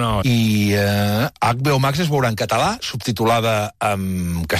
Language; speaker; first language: Catalan; native; Catalan